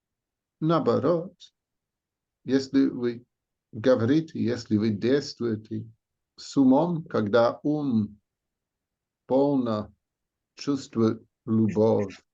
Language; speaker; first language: Russian; non-native, fluent; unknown